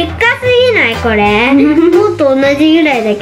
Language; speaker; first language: Japanese; native; Japanese